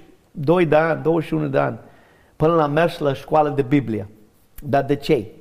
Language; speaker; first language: Romanian; non-native, learner; English